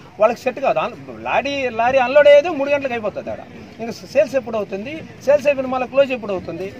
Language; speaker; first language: Telugu; native; Telugu